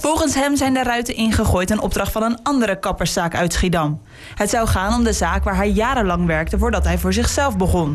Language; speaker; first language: Dutch; native; Dutch